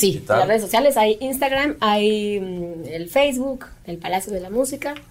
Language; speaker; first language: Spanish; native; Spanish